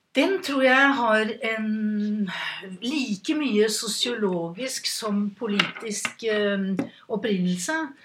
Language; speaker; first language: Norwegian; native; Norwegian